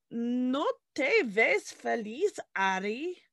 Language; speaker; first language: Spanish; non-native, learner; English